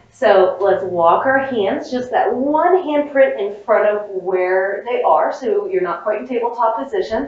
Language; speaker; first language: English; native; English